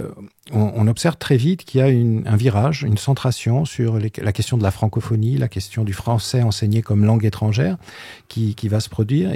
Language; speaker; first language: French; native; French